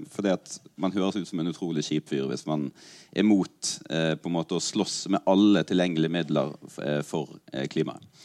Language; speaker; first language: Norwegian; native; Norwegian